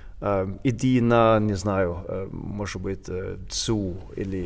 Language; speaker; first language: Russian; non-native, learner; Swedish